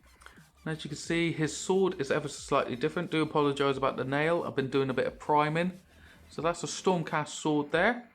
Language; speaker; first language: English; native; English